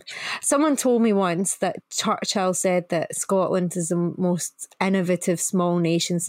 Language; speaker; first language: English; native; English